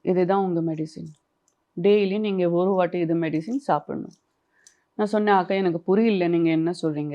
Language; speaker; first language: Tamil; non-native, local second language; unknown